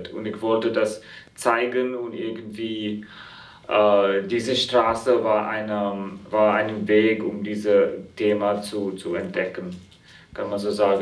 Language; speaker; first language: German; non-native, fluent; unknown